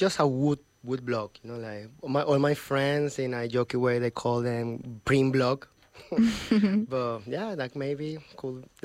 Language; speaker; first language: English; non-native, fluent; Spanish